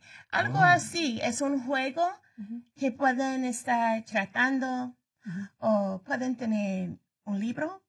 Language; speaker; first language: Spanish; early bilingual, heritage; Spanish